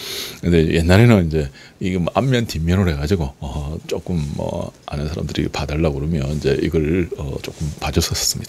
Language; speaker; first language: Korean; native; Korean